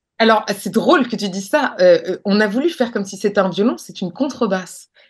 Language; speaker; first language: French; native; French